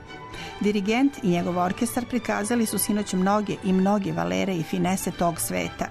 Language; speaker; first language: Serbian; native; Serbian